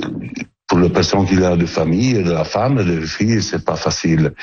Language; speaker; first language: French; non-native, learner; Italian